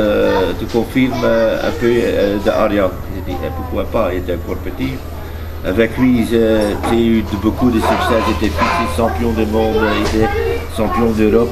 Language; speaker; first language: French; non-native, learner; Dutch